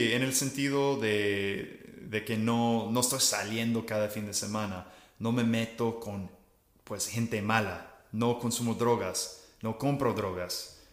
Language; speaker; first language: Spanish; non-native, fluent; English